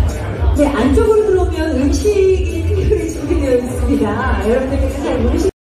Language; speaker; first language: Korean; native; Korean